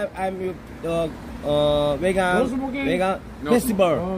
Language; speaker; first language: English; non-native, learner; Korean